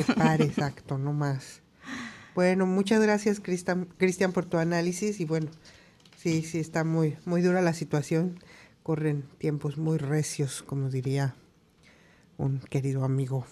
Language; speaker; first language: Spanish; native; Spanish